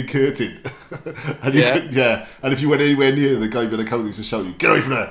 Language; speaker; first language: English; native; English